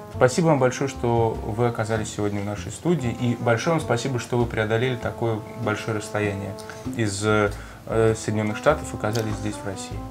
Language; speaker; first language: Russian; native; Russian